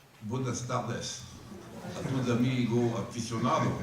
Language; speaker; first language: Spanish; non-native, learner; French